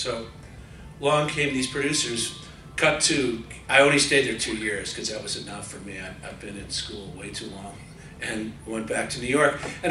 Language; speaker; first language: English; native; English